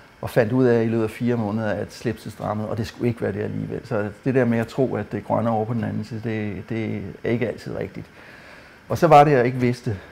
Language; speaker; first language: Danish; native; Danish